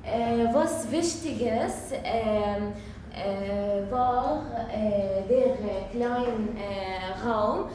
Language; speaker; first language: German; non-native, learner; Arabic